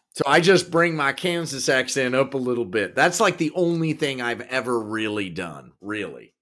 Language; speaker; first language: English; native; English